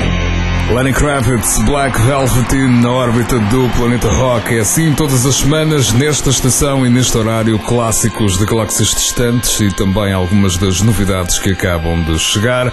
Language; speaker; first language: Portuguese; native; Portuguese